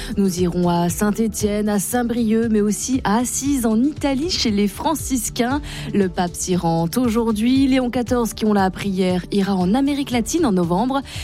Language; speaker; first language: French; native; French